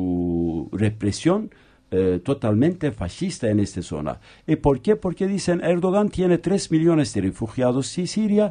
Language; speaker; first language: Spanish; non-native, fluent; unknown